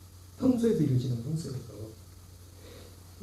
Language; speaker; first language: Korean; native; Korean